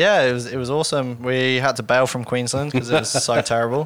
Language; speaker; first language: English; native; English